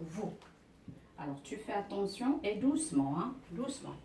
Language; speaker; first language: French; non-native, local second language; Arabic